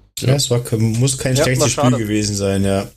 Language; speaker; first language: German; native; German